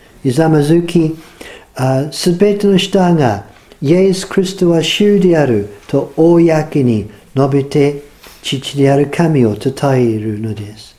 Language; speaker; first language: Japanese; non-native, fluent; English